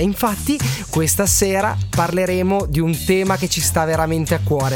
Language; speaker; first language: Italian; native; Italian